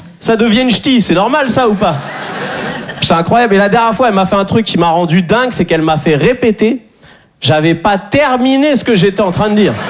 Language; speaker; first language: French; native; French